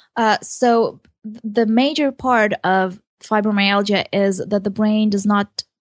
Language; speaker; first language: English; early bilingual, other home language; Hebrew